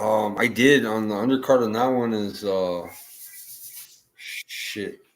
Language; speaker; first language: English; native; English